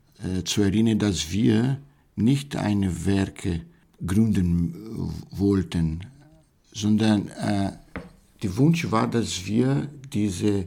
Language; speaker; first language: German; non-native, learner; Portuguese